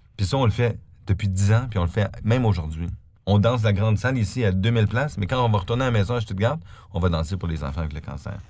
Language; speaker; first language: French; native; French